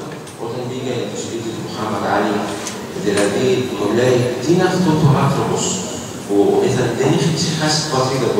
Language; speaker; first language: Greek; non-native, learner; Arabic